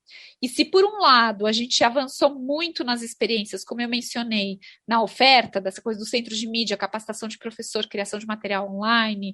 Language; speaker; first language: Portuguese; native; Portuguese